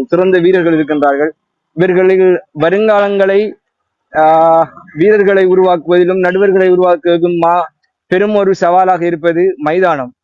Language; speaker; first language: Tamil; native; Tamil